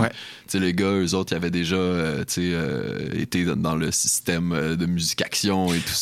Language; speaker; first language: French; native; French